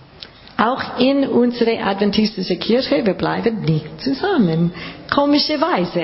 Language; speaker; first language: German; non-native, learner; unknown